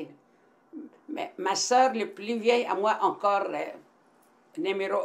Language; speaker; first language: French; non-native, local second language; Arabic